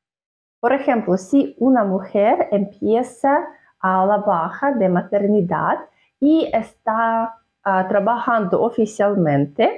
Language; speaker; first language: Spanish; non-native, fluent; Russian